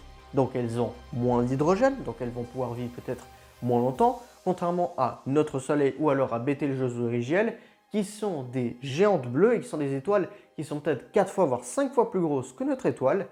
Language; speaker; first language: French; native; French